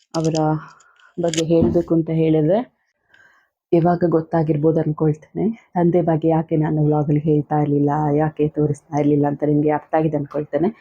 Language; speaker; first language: Kannada; non-native, local second language; Tulu